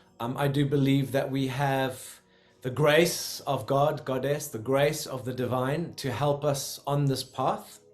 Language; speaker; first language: English; native; English